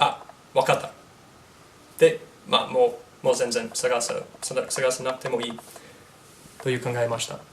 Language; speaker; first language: Japanese; non-native, learner; English